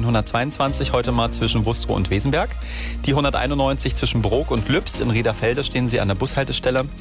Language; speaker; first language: German; native; German